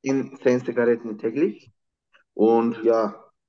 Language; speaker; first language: German; non-native, learner; Turkish